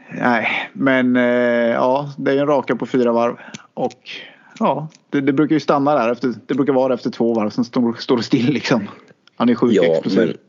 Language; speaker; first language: Swedish; native; Swedish